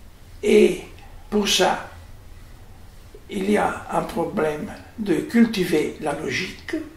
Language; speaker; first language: French; non-native, fluent; Italian